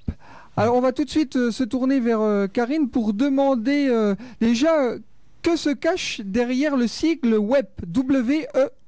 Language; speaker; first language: French; native; French